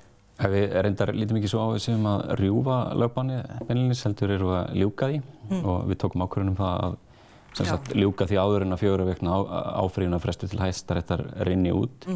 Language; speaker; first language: Icelandic; native; Icelandic